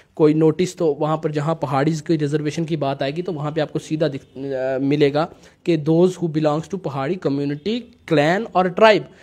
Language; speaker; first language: Hindi; native; Hindi